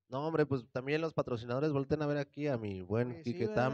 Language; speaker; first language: Spanish; native; Spanish